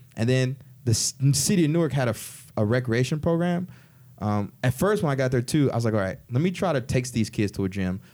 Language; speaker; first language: English; native; English